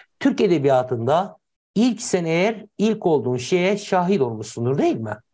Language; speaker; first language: Turkish; native; Turkish